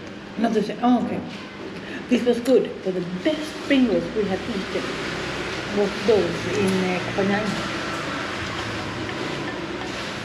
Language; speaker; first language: English; non-native, fluent; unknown